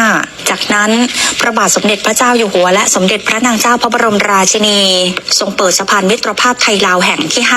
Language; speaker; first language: Thai; native; Thai